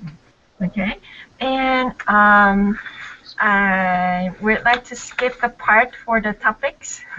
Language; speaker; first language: English; non-native, learner; Korean